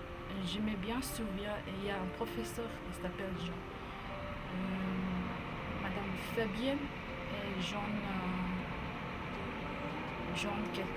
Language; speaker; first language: French; non-native, learner; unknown